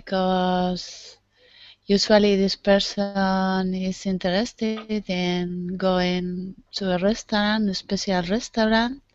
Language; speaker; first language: English; non-native, learner; Spanish